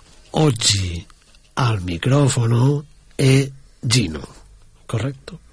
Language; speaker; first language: Italian; non-native, fluent; Catalan